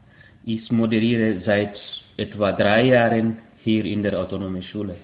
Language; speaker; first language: German; non-native, fluent; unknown